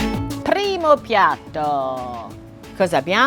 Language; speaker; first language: Italian; non-native, fluent; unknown